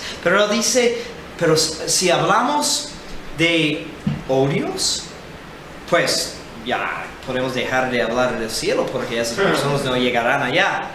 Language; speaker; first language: Spanish; non-native, fluent; English